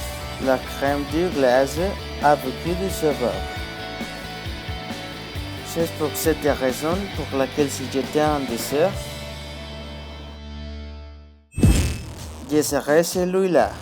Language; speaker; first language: French; non-native, learner; Spanish